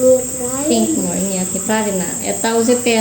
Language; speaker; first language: Russian; non-native, learner; Filipino